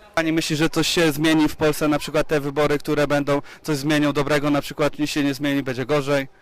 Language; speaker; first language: Polish; native; Polish